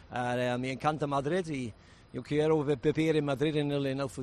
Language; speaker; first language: Spanish; non-native, learner; English